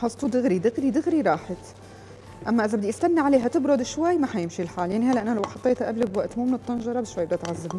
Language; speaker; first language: Arabic; native; Arabic